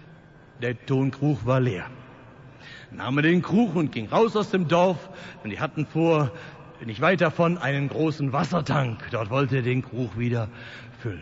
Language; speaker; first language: German; native; German